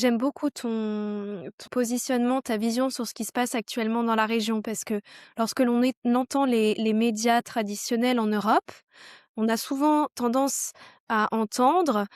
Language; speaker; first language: French; native; French